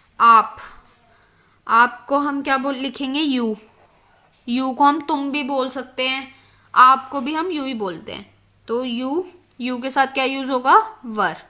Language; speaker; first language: Hindi; native; Hindi